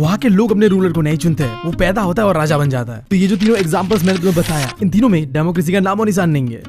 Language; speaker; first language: Hindi; non-native, local second language; Bangla